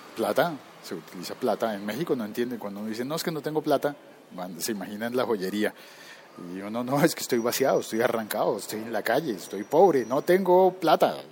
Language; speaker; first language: Spanish; native; Spanish